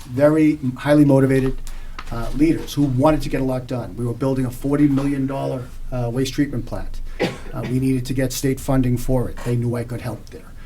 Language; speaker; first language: English; native; English